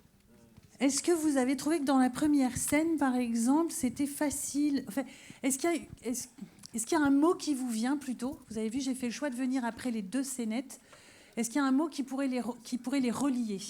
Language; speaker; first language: French; native; French